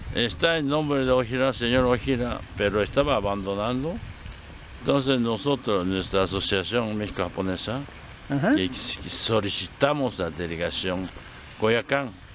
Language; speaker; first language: Spanish; non-native, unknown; Japanese